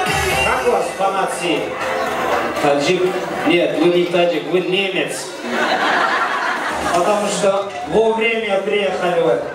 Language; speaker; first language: Russian; non-native, learner; Kyrgyz